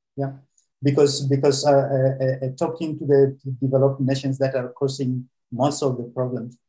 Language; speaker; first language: English; non-native, local second language; Venda